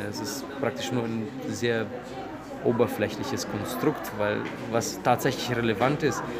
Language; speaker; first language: German; non-native, fluent; Romanian